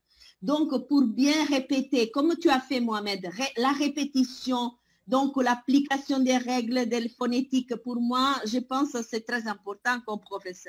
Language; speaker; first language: French; non-native, fluent; Italian